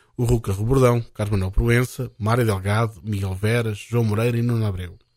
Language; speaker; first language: Portuguese; native; Portuguese